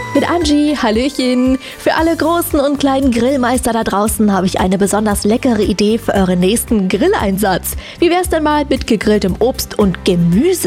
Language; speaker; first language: German; native; German